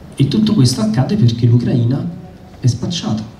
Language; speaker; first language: Italian; native; Italian